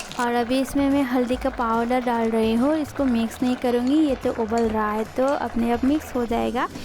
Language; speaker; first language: Hindi; non-native, local second language; Kok Borok